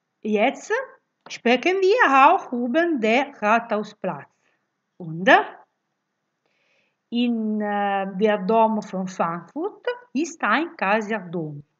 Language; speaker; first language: German; non-native, learner; Italian